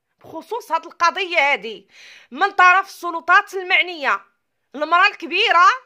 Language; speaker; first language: Arabic; native; Arabic